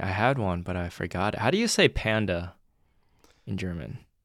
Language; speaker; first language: English; early bilingual, other home language; Chinese